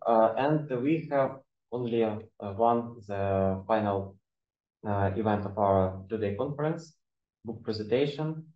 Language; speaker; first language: English; non-native, fluent; Ukrainian